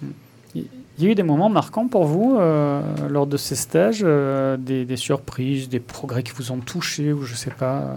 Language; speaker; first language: French; native; French